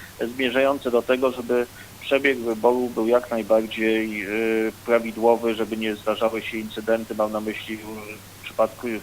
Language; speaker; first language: Polish; native; Polish